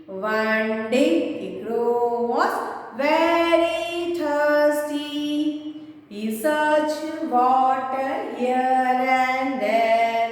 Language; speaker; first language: English; non-native, local second language; Hindi